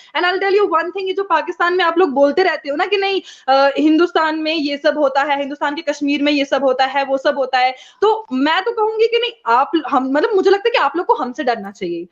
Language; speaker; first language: Hindi; non-native, local second language; Kashmiri